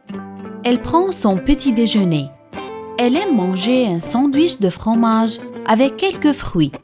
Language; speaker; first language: French; non-native, fluent; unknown